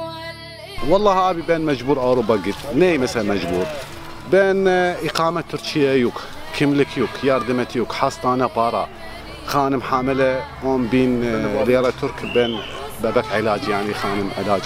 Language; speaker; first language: Turkish; non-native, learner; Arabic